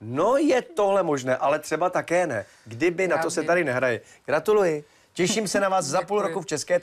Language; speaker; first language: Czech; native; Czech